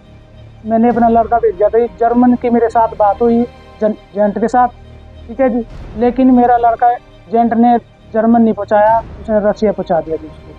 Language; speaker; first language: Hindi; native; Hindi